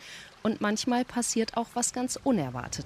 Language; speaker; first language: German; native; German